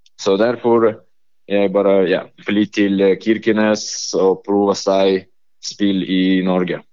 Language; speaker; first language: Norwegian; non-native, learner; Lithuanian